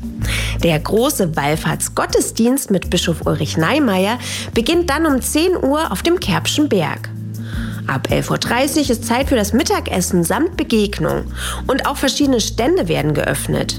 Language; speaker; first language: German; native; German